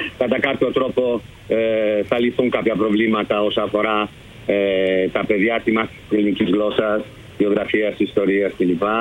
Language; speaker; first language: Greek; early bilingual, heritage; Greek